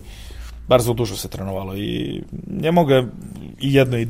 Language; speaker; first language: Polish; non-native, fluent; Serbian